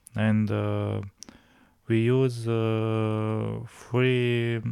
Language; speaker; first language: English; non-native, learner; Romanian